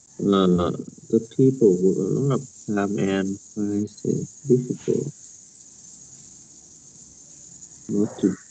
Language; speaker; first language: English; non-native, learner; Vietnamese